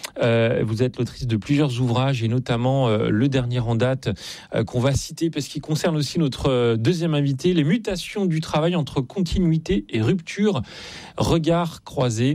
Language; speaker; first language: French; native; French